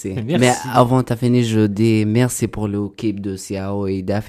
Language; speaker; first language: French; non-native, learner; Arabic